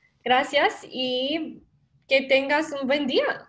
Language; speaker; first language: Spanish; non-native, learner; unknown